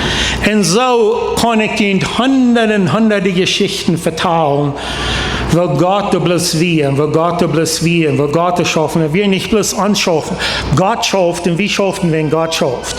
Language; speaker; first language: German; non-native, learner; Plautdietsch